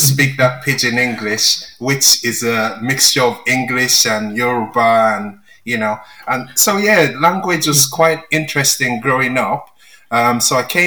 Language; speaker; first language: English; non-native, local second language; Yoruba